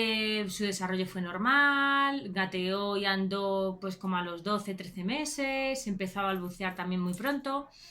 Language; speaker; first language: Spanish; native; Spanish